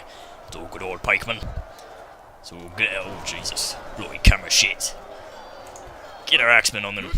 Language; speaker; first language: English; native; English